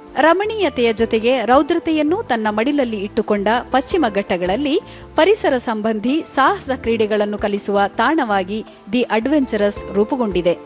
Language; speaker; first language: Kannada; native; Kannada